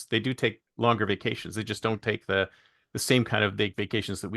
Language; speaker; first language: English; native; English